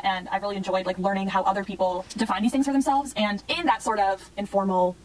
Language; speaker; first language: English; native; English